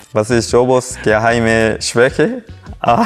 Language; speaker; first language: German; non-native, learner; Korean